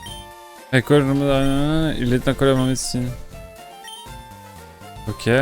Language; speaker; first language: French; native; French